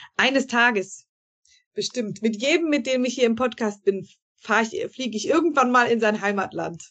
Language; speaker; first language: German; native; German